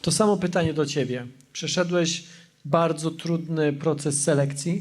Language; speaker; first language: Polish; native; Polish